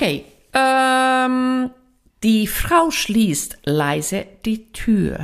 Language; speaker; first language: German; non-native, fluent; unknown